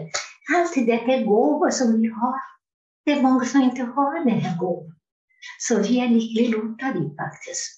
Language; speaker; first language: Swedish; non-native, fluent; Portuguese